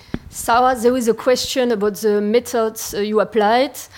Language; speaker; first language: English; non-native, fluent; French